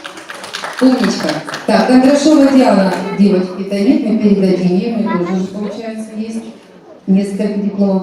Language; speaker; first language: Russian; native; Russian